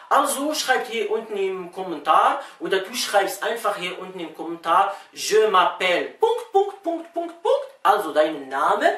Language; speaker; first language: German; non-native, fluent; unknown